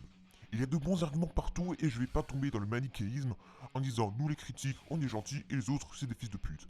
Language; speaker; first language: French; native; French